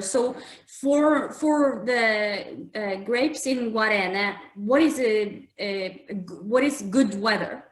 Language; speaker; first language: English; non-native, fluent; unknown